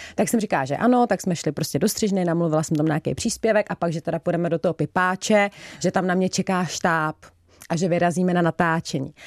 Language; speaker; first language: Czech; native; Czech